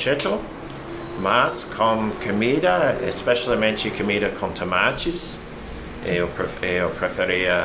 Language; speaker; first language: Portuguese; non-native, learner; English